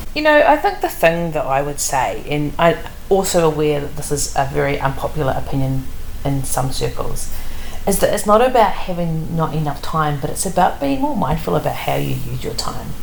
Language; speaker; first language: English; native; English